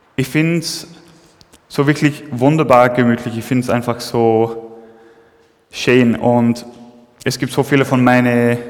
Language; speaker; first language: German; non-native, fluent; English